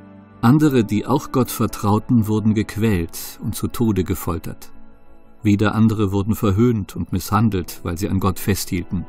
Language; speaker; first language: German; native; German